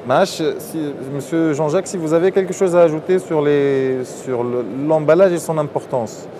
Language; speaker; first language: French; non-native, local second language; Arabic